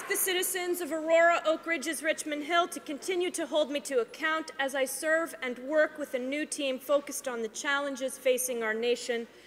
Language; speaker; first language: English; native; English